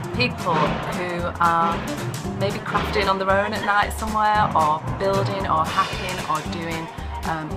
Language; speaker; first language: English; native; English